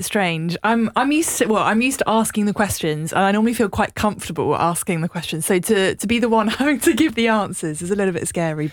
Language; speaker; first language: English; native; English